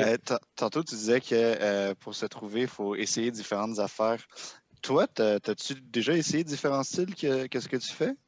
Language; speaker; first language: French; native; French